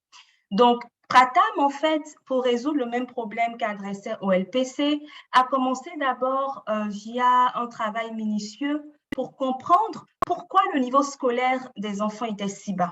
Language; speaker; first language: French; native; French